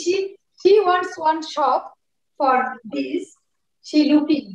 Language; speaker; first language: English; non-native, learner; Bangla